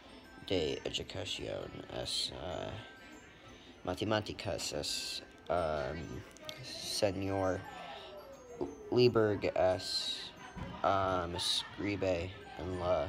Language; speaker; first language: Spanish; non-native, learner; English